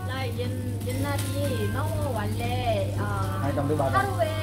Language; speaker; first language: Korean; non-native, learner; Vietnamese